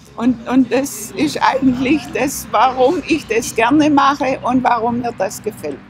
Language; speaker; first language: German; native; German